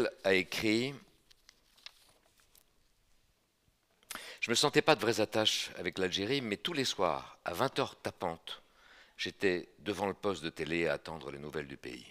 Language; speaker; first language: French; native; French